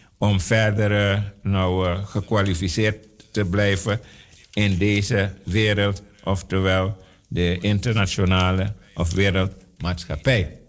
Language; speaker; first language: Dutch; non-native, local second language; Sranan Tongo